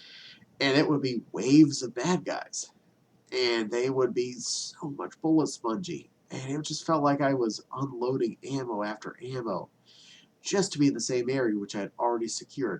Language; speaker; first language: English; native; English